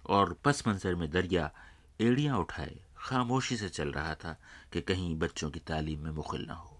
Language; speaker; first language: Urdu; native; Urdu